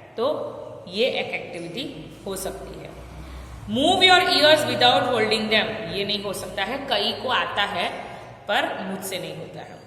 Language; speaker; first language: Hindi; non-native, local second language; Gujarati